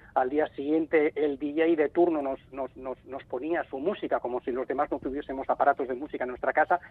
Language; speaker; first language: Spanish; native; Spanish